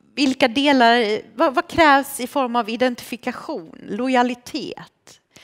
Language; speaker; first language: Swedish; early bilingual, other home language; Romanian